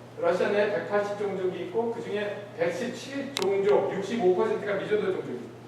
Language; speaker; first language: Korean; native; Korean